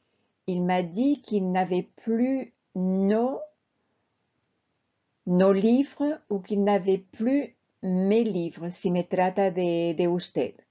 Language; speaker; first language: French; non-native, fluent; Spanish